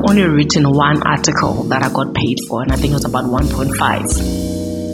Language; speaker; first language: English; non-native, local second language; Xhosa